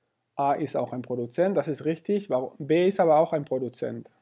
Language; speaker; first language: German; non-native, fluent; Spanish